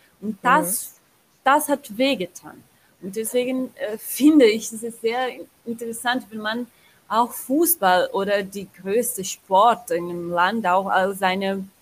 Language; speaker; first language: German; non-native, learner; Portuguese